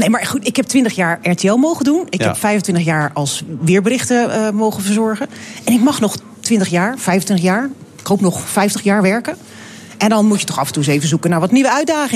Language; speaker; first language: Dutch; native; Dutch